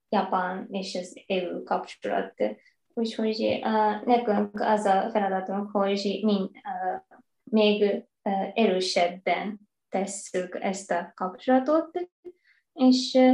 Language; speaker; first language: Hungarian; non-native, fluent; Japanese